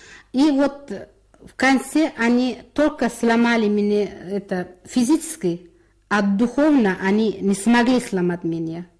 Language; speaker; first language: Russian; non-native, local second language; Uzbek